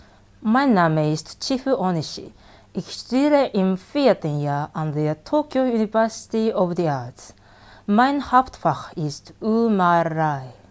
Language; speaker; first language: German; non-native, learner; Japanese